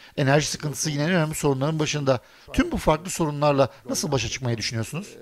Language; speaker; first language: Turkish; native; Turkish